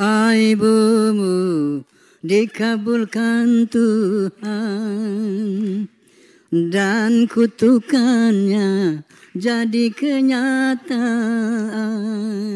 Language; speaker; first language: Indonesian; native; Indonesian